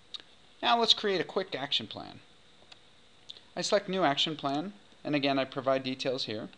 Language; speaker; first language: English; native; English